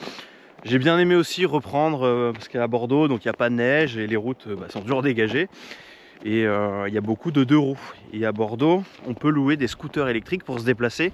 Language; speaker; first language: French; native; French